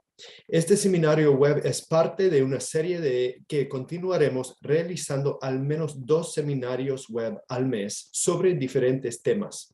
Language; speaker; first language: Spanish; non-native, fluent; English